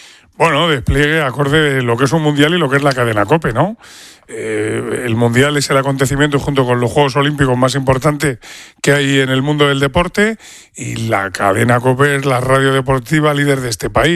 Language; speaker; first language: Spanish; native; Spanish